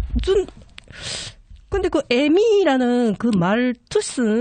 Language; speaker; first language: Korean; non-native, fluent; Japanese